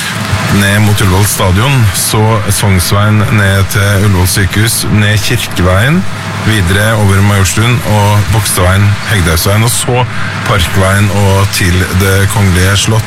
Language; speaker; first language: Norwegian; native; Norwegian